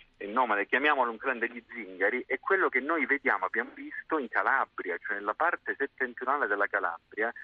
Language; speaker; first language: Italian; native; Italian